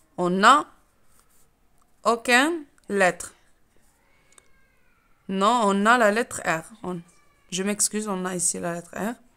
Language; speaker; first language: French; non-native, local second language; Arabic